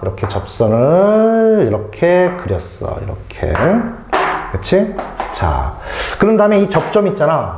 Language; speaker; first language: Korean; native; Korean